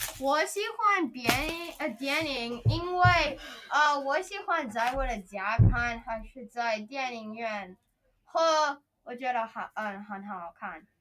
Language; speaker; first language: Chinese; non-native, learner; English